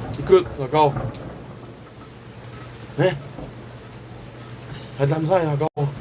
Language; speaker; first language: French; native; French